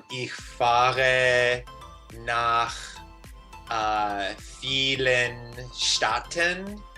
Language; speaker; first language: German; non-native, learner; English